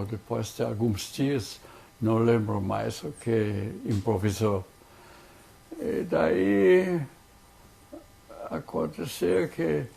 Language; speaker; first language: Portuguese; non-native, fluent; German